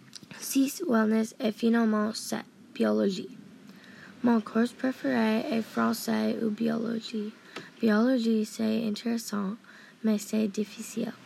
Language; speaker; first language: French; non-native, learner; English